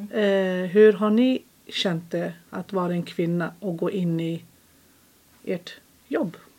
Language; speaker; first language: Swedish; early bilingual, other home language; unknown